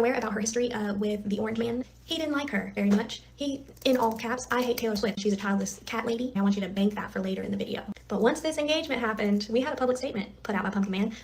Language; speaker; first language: English; native; English